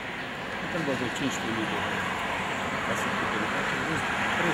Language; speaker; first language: Romanian; non-native, local second language; Hungarian